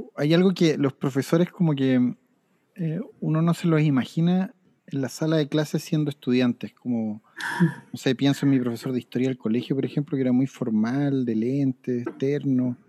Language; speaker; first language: Spanish; native; Spanish